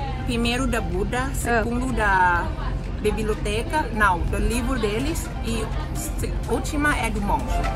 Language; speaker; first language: Portuguese; non-native, learner; Thai